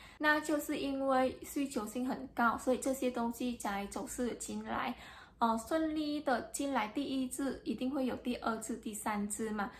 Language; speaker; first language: Chinese; non-native, fluent; Vietnamese